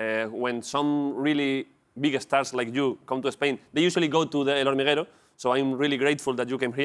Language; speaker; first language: English; non-native, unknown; Spanish